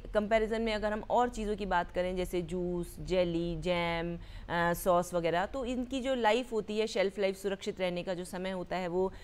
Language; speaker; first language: Hindi; native; Hindi